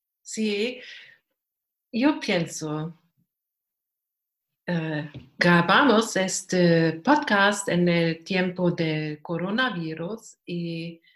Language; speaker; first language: Spanish; non-native, learner; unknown